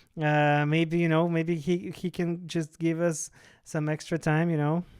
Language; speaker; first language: English; non-native, fluent; Russian